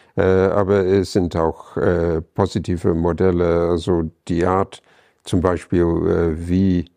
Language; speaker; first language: German; non-native, fluent; English